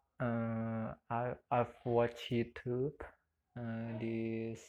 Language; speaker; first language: English; non-native, learner; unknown